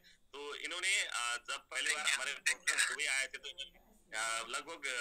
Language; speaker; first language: Hindi; native; Hindi